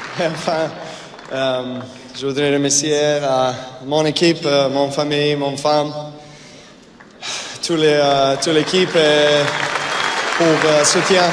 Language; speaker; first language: French; non-native, learner; Serbian